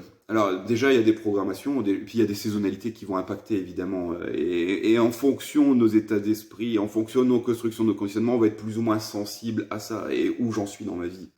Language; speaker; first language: French; native; French